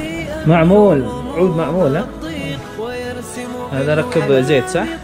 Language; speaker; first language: Arabic; non-native, learner; Filipino